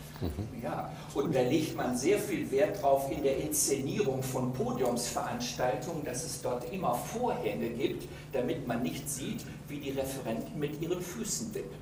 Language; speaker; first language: German; native; German